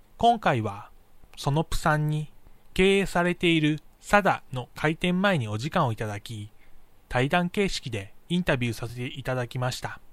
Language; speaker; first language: Japanese; native; Japanese